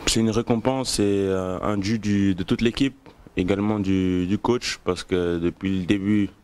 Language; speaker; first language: French; native; French